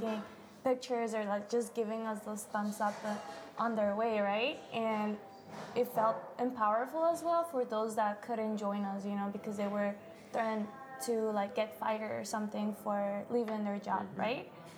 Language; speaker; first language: English; early bilingual, other home language; Spanish